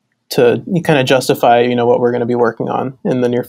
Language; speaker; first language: English; native; English